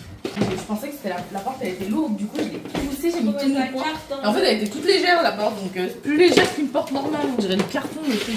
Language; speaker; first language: French; native; French